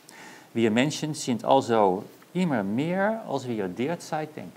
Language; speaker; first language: German; non-native, learner; Dutch